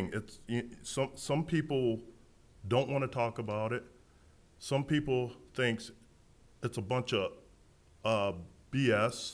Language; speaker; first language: English; native; English